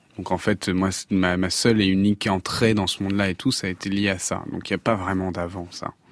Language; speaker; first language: French; native; French